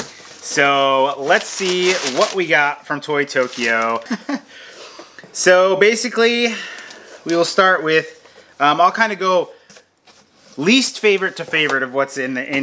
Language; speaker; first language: English; native; English